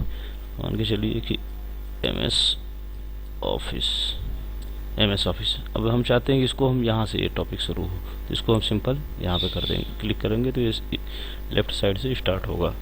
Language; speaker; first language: Hindi; native; Hindi